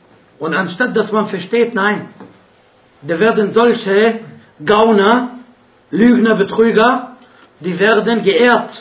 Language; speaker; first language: German; non-native, fluent; Arabic